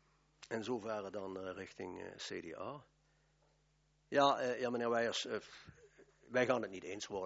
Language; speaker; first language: Dutch; native; Dutch